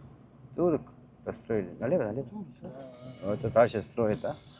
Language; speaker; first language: Russian; non-native, learner; Korean